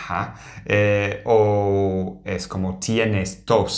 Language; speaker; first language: Spanish; non-native, fluent; English